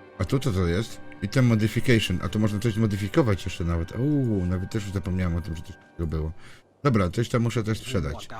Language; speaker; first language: Polish; native; Polish